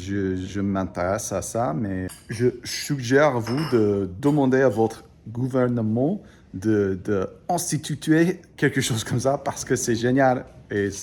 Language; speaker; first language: French; non-native, fluent; English